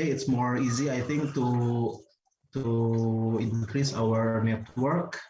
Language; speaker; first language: English; non-native, fluent; Indonesian